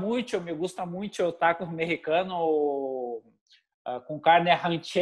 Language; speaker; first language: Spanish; non-native, learner; Portuguese